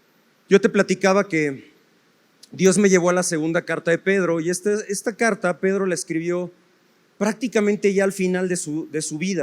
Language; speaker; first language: Spanish; native; Spanish